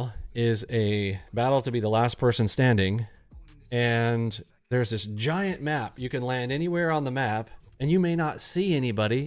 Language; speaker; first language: English; native; English